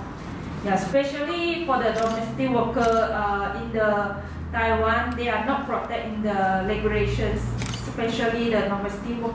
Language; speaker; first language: English; non-native, learner; Indonesian